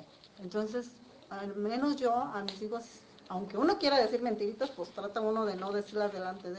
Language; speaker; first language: Spanish; native; Spanish